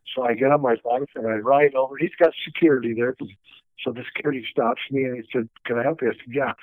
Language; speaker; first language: English; native; English